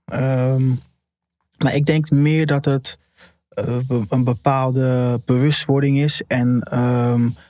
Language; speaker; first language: Dutch; early bilingual, other home language; Papiamento